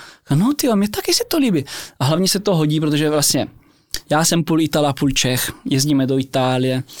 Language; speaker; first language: Czech; early bilingual, heritage; Czech